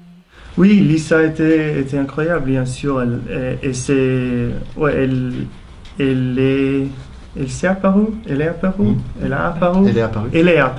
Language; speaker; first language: French; non-native, fluent; English